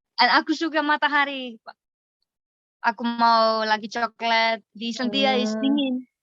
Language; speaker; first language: Indonesian; non-native, learner; Icelandic